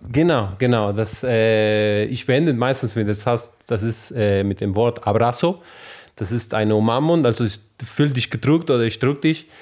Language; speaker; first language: German; non-native, fluent; Spanish